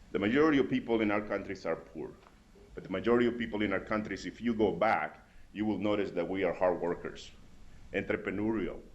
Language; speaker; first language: English; non-native, fluent; Spanish